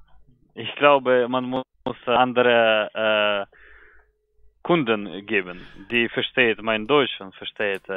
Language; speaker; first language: German; non-native, learner; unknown